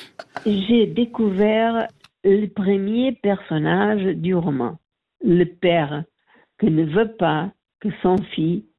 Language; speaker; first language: French; non-native, fluent; Portuguese